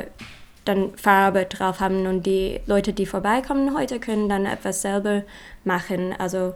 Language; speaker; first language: German; non-native, learner; English